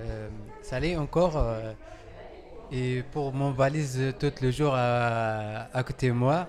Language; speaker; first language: French; non-native, learner; Arabic